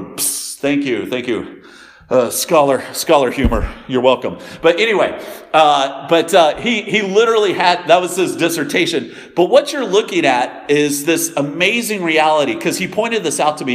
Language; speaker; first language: English; native; English